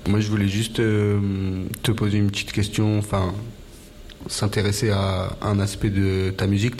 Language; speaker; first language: French; native; French